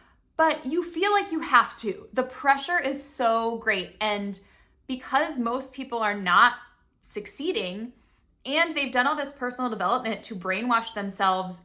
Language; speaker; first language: English; native; English